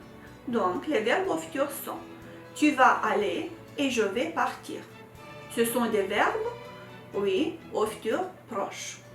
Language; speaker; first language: French; non-native, fluent; Romanian